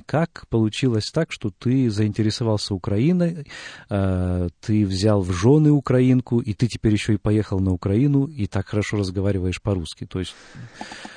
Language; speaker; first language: Russian; native; Russian